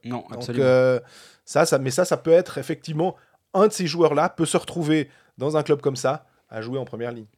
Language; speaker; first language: French; native; French